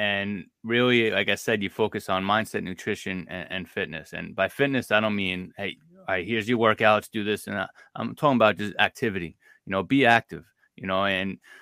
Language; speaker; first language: English; native; English